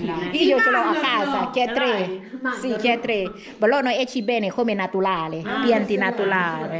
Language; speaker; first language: Italian; non-native, learner; Thai